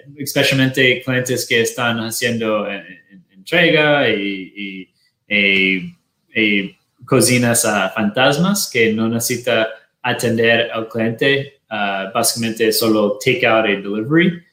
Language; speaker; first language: Spanish; non-native, fluent; Portuguese